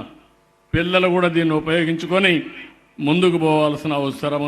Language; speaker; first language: Telugu; native; Telugu